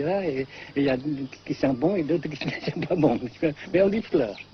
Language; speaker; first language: French; non-native, local second language; Vietnamese